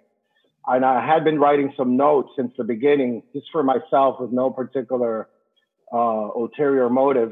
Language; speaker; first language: English; non-native, fluent; Spanish